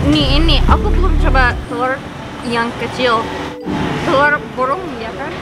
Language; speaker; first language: Indonesian; non-native, learner; English